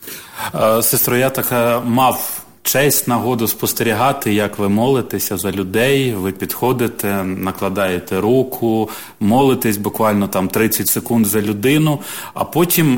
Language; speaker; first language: Ukrainian; native; Ukrainian